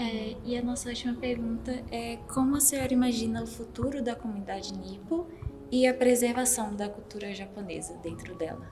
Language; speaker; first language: Portuguese; native; Portuguese